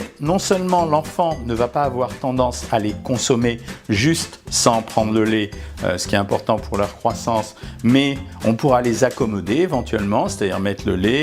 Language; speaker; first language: French; native; French